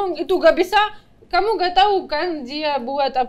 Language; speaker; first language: Indonesian; non-native, learner; Russian